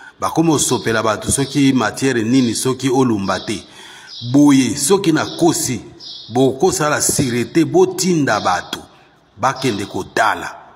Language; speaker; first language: Lingala; non-native, local second language; Swahili